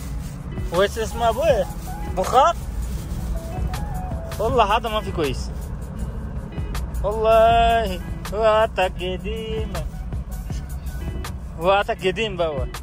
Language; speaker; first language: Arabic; non-native, learner; Bangla